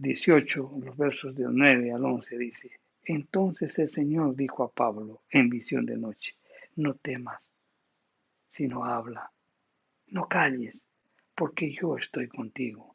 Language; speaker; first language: Spanish; native; Spanish